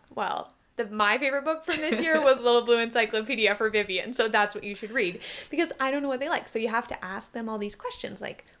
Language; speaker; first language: English; native; English